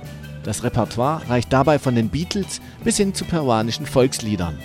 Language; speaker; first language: German; native; German